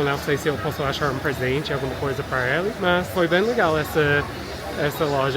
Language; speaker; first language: Portuguese; non-native, fluent; English